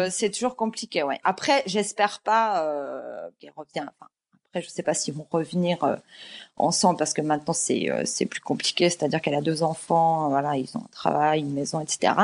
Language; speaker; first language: French; early bilingual, other home language; Georgian